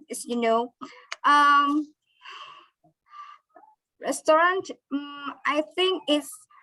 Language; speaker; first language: English; non-native, learner; Indonesian